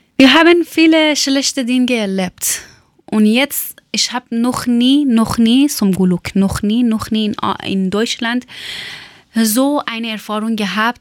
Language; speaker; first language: German; non-native, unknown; Persian